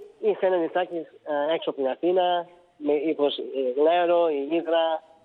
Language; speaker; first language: Greek; early bilingual, heritage; Greek